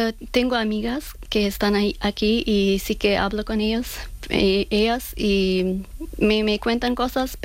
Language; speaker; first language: Spanish; non-native, fluent; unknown